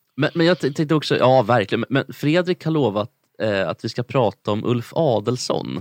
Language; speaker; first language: Swedish; native; Swedish